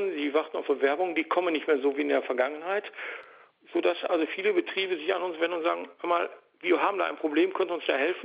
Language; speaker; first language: German; native; German